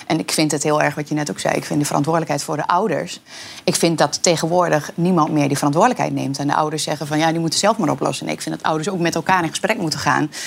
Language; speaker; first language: Dutch; native; Dutch